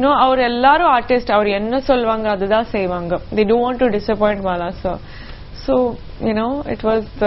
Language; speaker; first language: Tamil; non-native, local second language; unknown